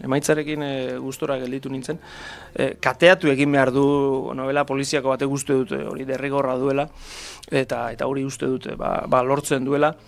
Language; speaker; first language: Basque; native; Basque